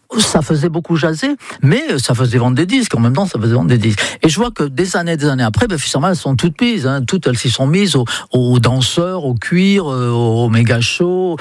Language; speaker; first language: French; non-native, fluent; English